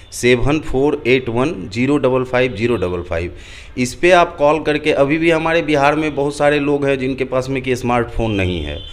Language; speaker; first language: Hindi; native; Hindi